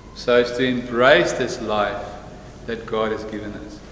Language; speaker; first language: English; non-native, local second language; Afrikaans